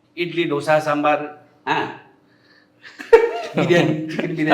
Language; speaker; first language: Tamil; non-native, learner; Hindi